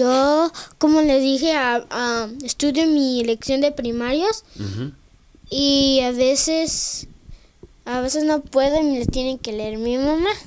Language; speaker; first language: Spanish; early bilingual, heritage; Spanish